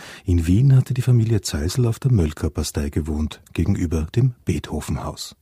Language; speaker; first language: German; native; German